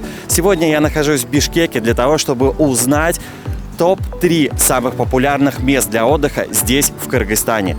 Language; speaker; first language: Russian; native; Russian